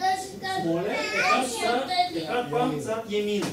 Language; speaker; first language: Hebrew; non-native, learner; Russian